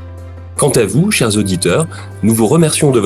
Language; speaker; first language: French; native; French